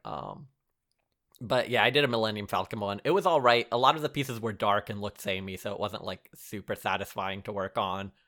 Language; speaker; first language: English; early bilingual, other home language; Arabic